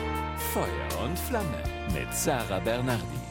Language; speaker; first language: German; native; German